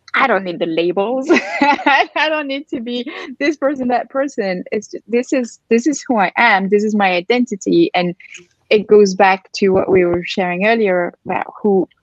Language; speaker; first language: English; non-native, fluent; French